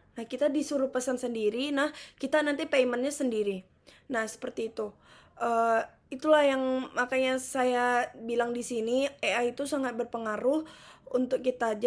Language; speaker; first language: Indonesian; native; Indonesian